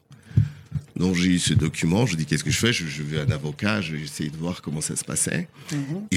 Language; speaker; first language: French; non-native, fluent; Portuguese